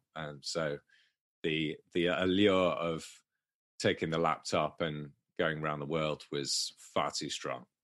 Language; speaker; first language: English; native; English